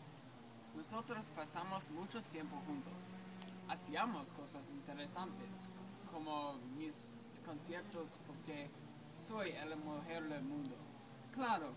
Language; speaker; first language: Spanish; non-native, learner; English